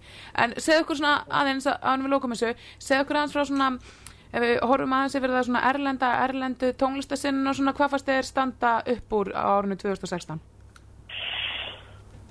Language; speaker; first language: Icelandic; native; Icelandic